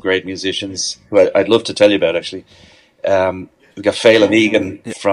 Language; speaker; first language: English; native; English